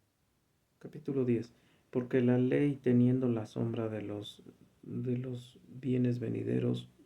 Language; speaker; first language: Spanish; native; Spanish